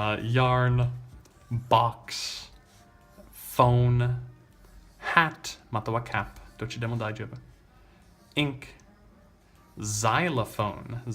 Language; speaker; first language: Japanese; non-native, learner; English